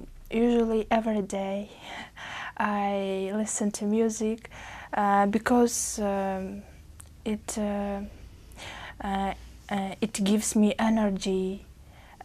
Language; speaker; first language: English; non-native, learner; Uzbek